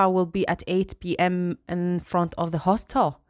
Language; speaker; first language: English; non-native, fluent; Arabic